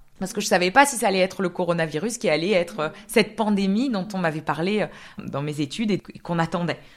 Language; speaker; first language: French; native; French